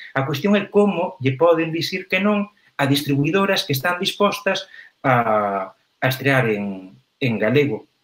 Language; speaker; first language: Galician; native; Galician